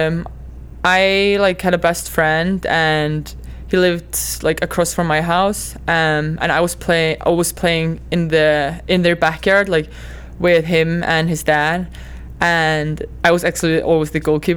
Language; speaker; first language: English; non-native, fluent; Icelandic